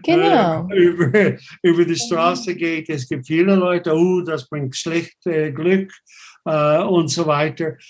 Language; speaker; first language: German; non-native, fluent; English